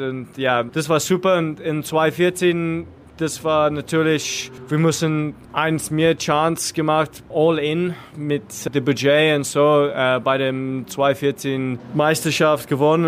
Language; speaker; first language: German; non-native, learner; English